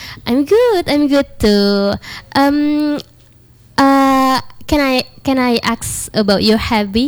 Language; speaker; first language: English; non-native, learner; Indonesian